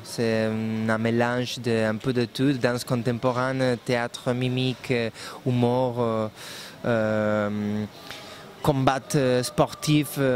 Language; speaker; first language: French; non-native, learner; Spanish